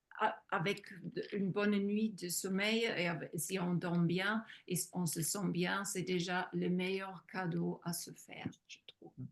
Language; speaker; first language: French; non-native, fluent; German